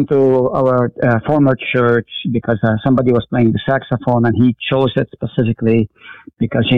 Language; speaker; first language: English; non-native, fluent; Hebrew